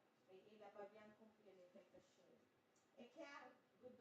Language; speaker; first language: French; non-native, fluent; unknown